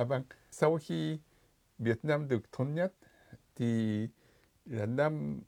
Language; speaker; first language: Vietnamese; non-native, fluent; Japanese